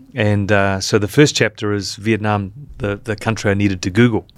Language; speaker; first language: English; native; English